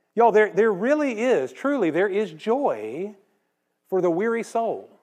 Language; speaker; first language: English; native; English